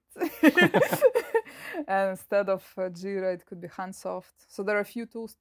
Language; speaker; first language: English; non-native, fluent; Russian